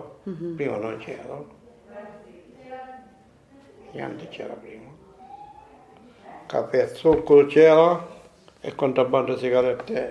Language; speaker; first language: Italian; non-native, learner; Maltese